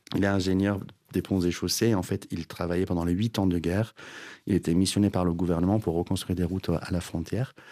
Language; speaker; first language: French; non-native, fluent; Azerbaijani